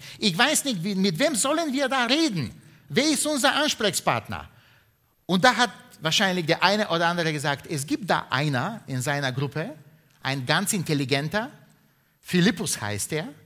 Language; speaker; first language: German; non-native, fluent; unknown